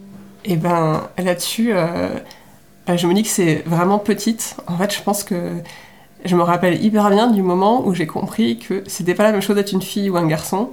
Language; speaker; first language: French; native; French